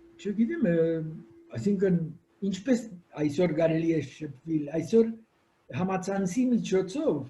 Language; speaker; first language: Armenian; early bilingual, heritage; Armenian